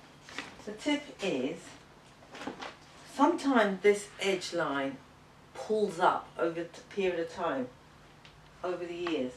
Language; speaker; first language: English; native; English